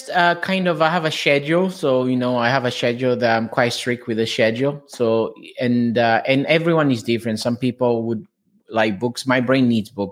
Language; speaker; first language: English; non-native, fluent; Portuguese